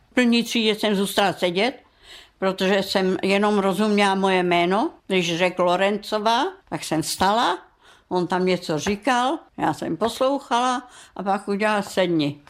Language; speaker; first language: Czech; non-native, local second language; German